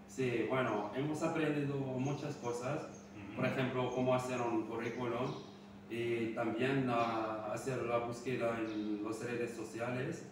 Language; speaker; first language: Spanish; non-native, learner; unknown